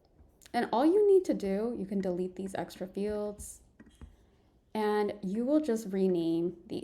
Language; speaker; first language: English; native; English